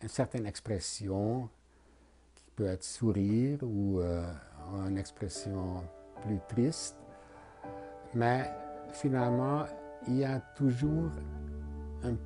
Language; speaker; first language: French; non-native, fluent; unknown